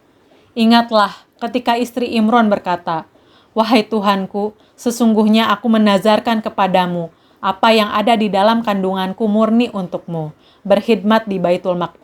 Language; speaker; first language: Indonesian; native; Indonesian